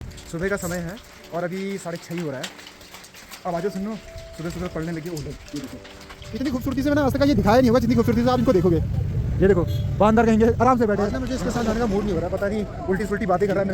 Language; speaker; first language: Hindi; native; Hindi